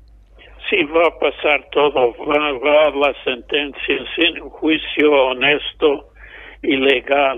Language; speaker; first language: Spanish; non-native, fluent; English